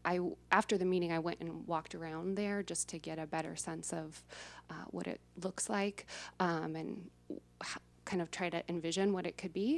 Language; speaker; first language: English; native; English